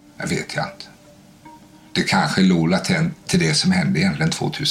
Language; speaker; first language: Swedish; native; Swedish